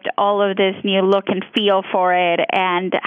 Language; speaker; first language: English; non-native, fluent; Spanish